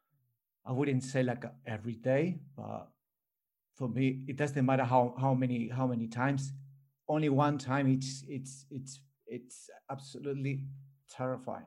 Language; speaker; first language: English; non-native, fluent; Spanish